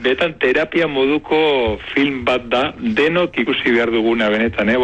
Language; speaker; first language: Basque; native; Basque